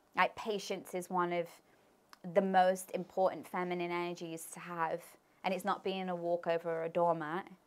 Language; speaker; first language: English; native; English